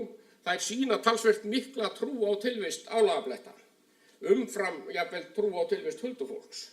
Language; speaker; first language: Icelandic; native; Icelandic